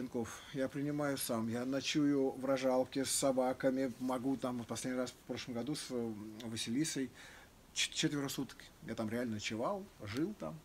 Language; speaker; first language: Russian; native; Russian